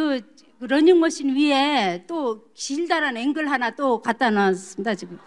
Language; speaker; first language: Korean; native; Korean